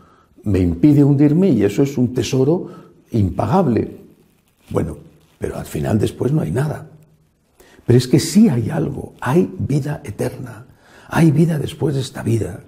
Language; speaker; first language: Spanish; native; Spanish